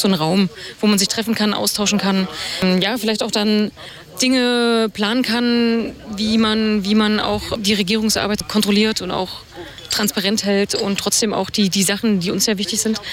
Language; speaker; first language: German; native; German